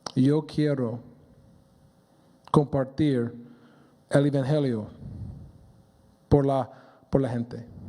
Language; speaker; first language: Spanish; non-native, learner; English